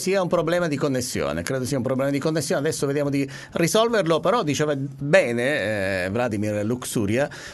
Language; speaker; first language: Italian; native; Italian